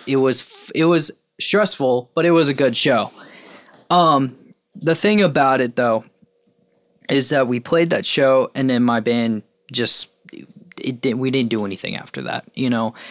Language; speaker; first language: English; native; English